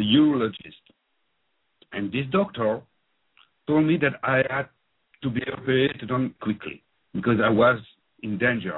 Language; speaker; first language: English; non-native, fluent; French